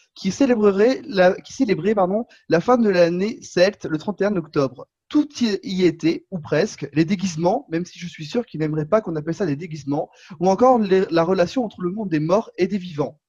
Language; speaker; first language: French; native; French